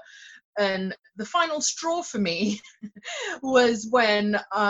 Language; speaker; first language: English; non-native, local second language; Swahili